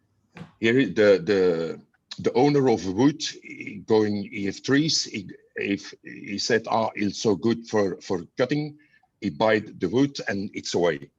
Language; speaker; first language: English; non-native, learner; Dutch